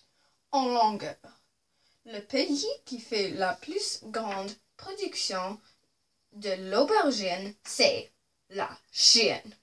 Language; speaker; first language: French; non-native, local second language; English